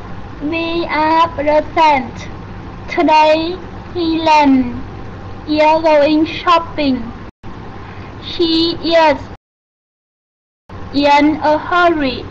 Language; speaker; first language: English; non-native, learner; Vietnamese